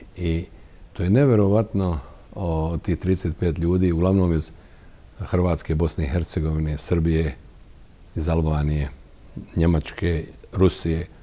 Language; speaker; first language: Bosnian; native; Bosnian